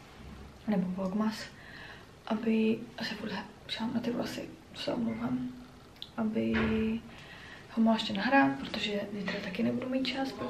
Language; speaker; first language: Czech; native; Czech